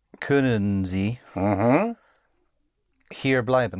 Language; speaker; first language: German; non-native, learner; English